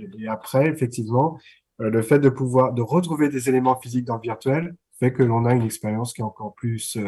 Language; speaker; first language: French; native; French